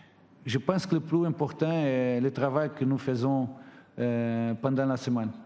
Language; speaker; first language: French; non-native, fluent; Portuguese